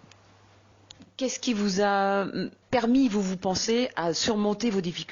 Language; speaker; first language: French; native; French